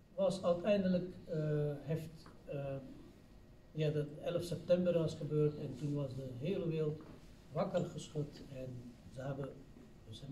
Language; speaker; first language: Dutch; non-native, fluent; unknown